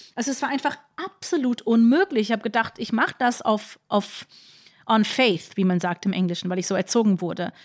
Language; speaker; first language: German; non-native, fluent; English